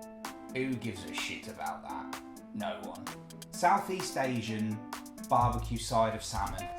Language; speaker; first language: English; native; English